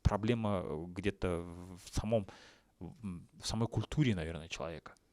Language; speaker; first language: Russian; non-native, local second language; Kazakh